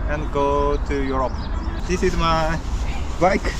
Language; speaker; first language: English; non-native, learner; Japanese